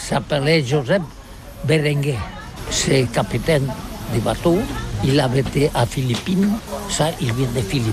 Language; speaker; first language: French; non-native, learner; Catalan